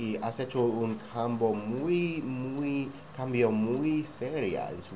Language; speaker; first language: Spanish; non-native, learner; English